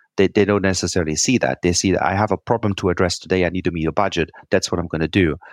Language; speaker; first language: English; non-native, fluent; German